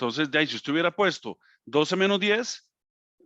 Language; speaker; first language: Spanish; native; Spanish